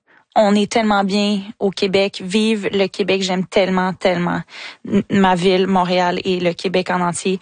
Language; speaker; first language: French; native; French